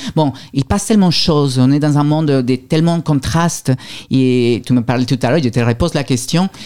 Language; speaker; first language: French; non-native, fluent; Spanish